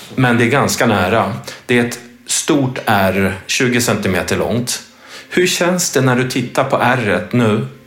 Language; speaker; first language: Swedish; native; Swedish